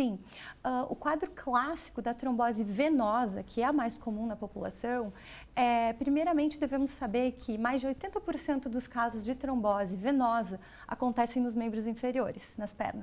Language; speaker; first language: Portuguese; native; Portuguese